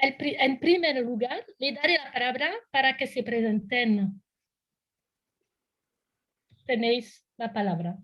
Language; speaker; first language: Spanish; non-native, fluent; French